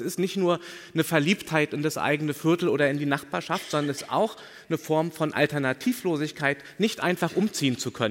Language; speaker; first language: German; native; German